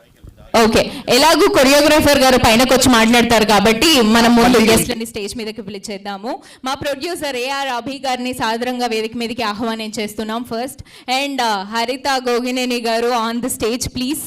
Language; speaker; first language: Telugu; native; Telugu